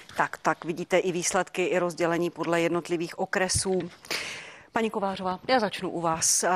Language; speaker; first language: Czech; native; Czech